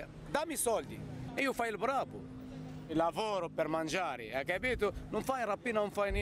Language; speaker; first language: Italian; non-native, learner; Arabic